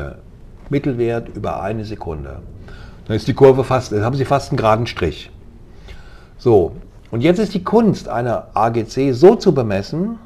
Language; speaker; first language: German; native; German